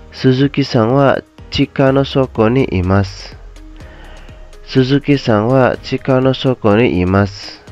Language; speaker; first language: Japanese; non-native, fluent; Indonesian